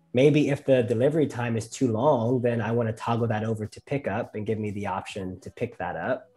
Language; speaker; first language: English; native; English